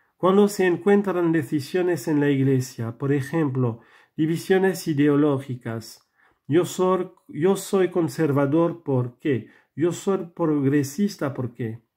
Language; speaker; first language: Spanish; non-native, fluent; French